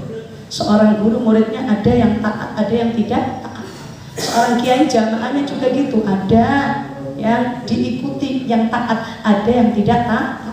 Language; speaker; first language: Indonesian; non-native, local second language; Javanese